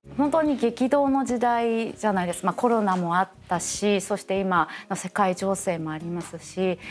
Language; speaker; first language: Japanese; native; Japanese